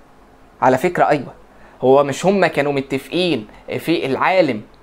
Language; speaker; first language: Arabic; native; Arabic